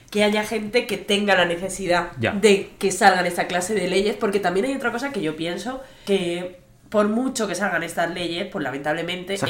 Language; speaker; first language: Spanish; native; Spanish